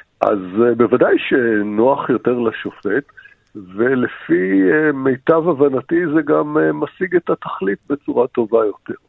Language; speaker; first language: Hebrew; native; Hebrew